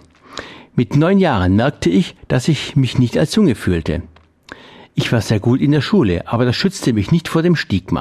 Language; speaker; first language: German; native; German